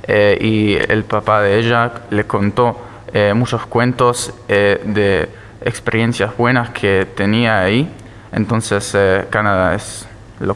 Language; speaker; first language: Spanish; early bilingual, heritage; Spanish